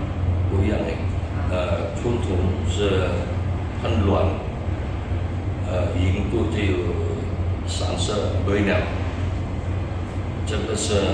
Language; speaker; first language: Chinese; non-native, learner; Indonesian